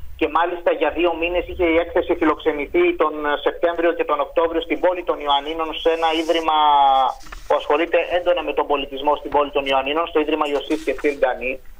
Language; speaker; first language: Greek; native; Greek